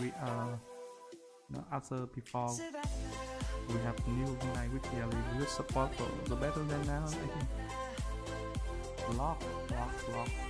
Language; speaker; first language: English; non-native, learner; Vietnamese